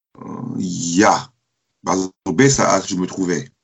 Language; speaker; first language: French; non-native, fluent; German